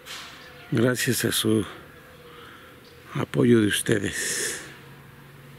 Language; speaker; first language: Spanish; native; Spanish